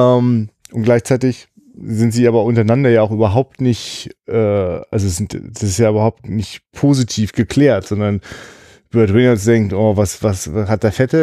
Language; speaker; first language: German; native; German